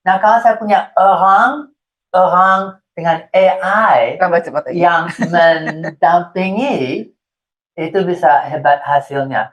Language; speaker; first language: Indonesian; non-native, fluent; English